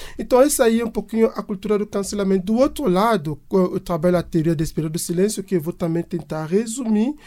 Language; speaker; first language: Portuguese; non-native, fluent; French